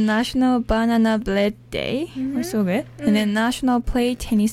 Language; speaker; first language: English; non-native, learner; Japanese